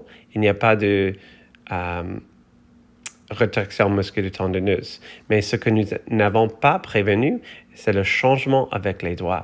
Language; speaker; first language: French; non-native, fluent; English